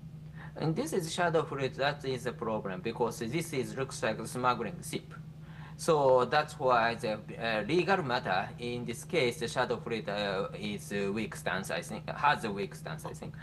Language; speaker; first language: English; non-native, fluent; Japanese